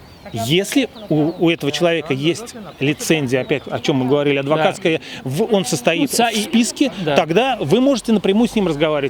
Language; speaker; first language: Russian; native; Russian